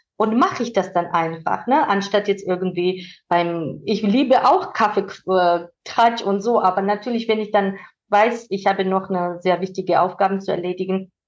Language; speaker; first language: German; non-native, fluent; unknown